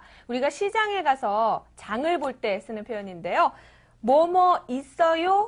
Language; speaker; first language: Korean; native; Korean